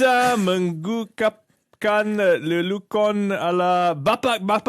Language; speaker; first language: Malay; non-native, learner; English